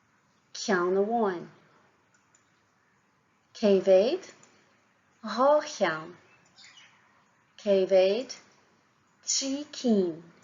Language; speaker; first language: Irish; non-native, local second language; English